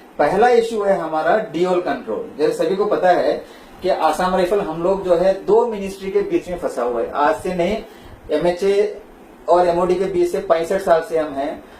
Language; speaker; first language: Hindi; non-native, local second language; Malayalam